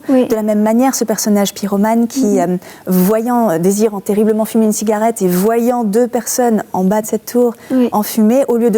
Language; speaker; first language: French; native; French